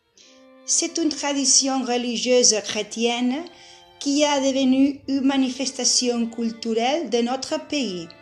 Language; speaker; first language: French; non-native, fluent; Catalan